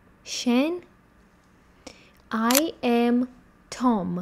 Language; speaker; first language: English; non-native, fluent; Georgian